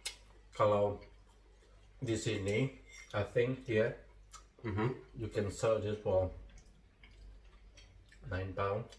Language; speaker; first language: English; non-native, learner; Indonesian